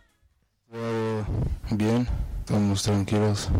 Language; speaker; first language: Spanish; non-native, learner; Portuguese